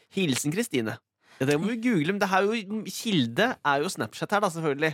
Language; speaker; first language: Norwegian; native; Norwegian